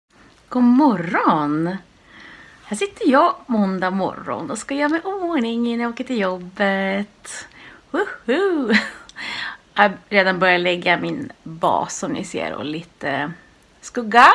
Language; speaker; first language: Swedish; native; Swedish